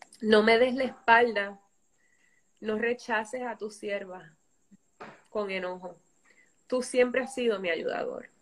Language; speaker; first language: Spanish; native; Spanish